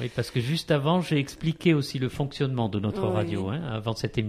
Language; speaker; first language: French; native; French